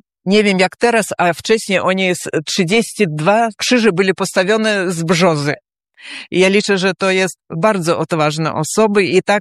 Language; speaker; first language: Polish; early bilingual, heritage; Polish